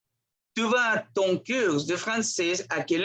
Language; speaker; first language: French; non-native, fluent; Spanish